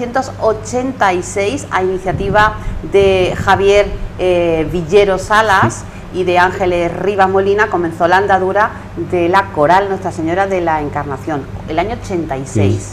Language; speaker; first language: Spanish; native; Spanish